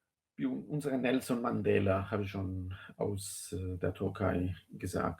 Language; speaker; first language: German; non-native, fluent; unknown